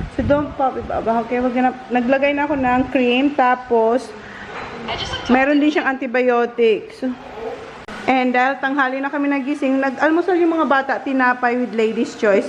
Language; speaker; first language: Filipino; non-native, local second language; Bikol